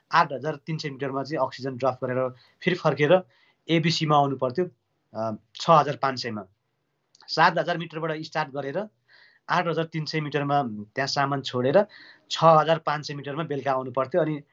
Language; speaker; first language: Nepali; native; Nepali